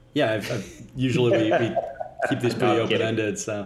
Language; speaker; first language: English; native; English